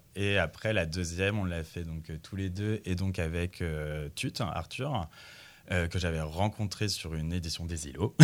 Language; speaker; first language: French; native; French